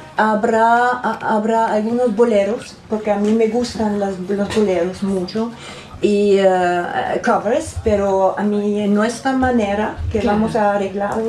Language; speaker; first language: Spanish; non-native, learner; German